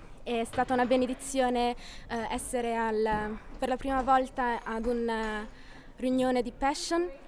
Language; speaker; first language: Italian; native; Italian